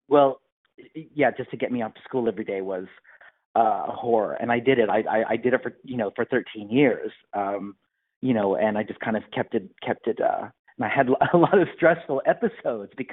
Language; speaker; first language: English; native; English